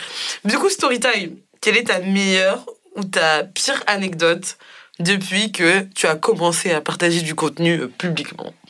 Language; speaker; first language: French; native; French